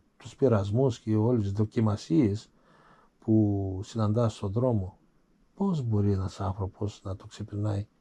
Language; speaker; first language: Greek; early bilingual, heritage; Greek